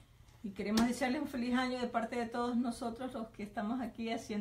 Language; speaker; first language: Spanish; native; Spanish